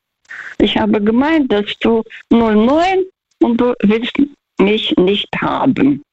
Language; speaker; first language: German; non-native, fluent; Russian